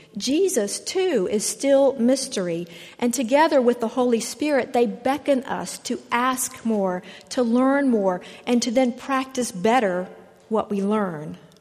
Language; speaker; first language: English; native; English